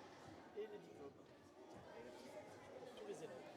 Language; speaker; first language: French; native; French